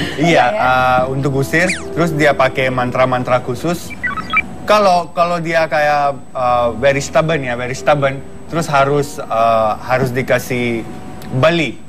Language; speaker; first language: Indonesian; non-native, fluent; Japanese